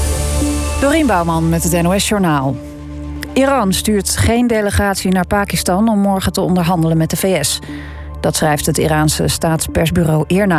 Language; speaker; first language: Dutch; native; Dutch